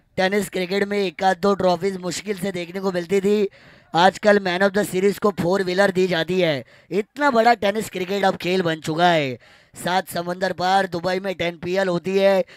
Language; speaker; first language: Hindi; non-native, local second language; Marathi